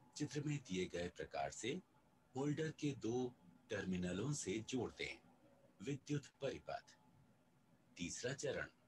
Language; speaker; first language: Hindi; native; Hindi